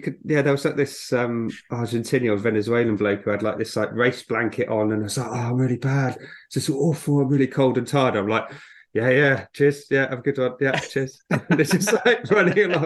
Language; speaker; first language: English; native; English